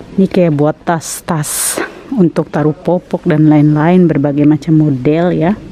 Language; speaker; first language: Indonesian; native; Indonesian